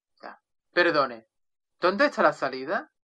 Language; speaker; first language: Spanish; non-native, learner; Russian